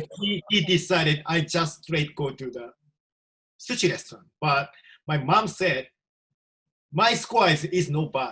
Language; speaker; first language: English; non-native, learner; Japanese